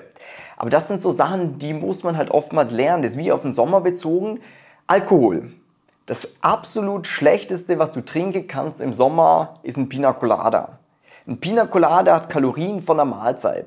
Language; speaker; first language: German; native; German